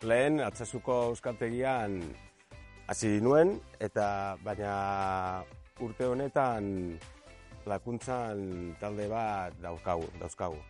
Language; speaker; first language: Basque; non-native, learner; Spanish